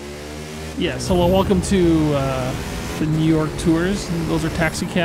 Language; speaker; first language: English; native; English